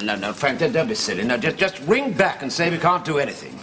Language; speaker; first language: English; native; English